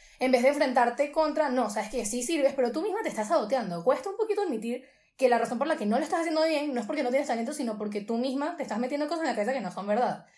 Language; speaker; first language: Spanish; native; Spanish